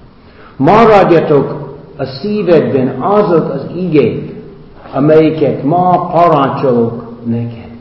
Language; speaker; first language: Hungarian; non-native, fluent; English